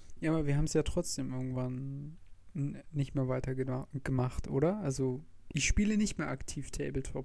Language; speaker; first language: German; native; German